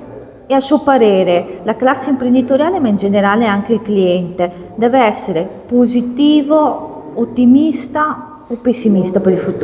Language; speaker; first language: Italian; native; Italian